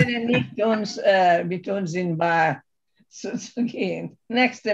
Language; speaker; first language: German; non-native, learner; Portuguese